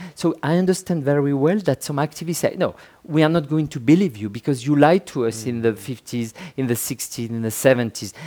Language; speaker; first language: English; non-native, fluent; French